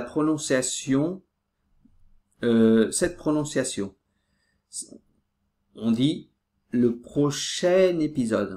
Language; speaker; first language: French; native; French